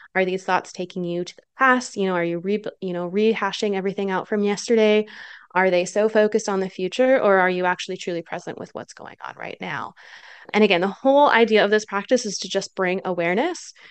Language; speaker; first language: English; native; English